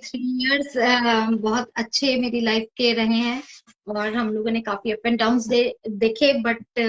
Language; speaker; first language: Hindi; native; Hindi